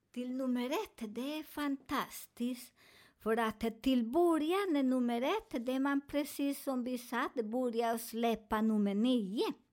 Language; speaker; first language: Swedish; non-native, learner; Spanish